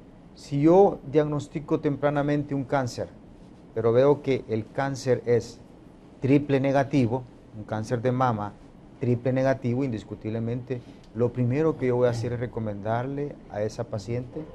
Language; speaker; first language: Spanish; native; Spanish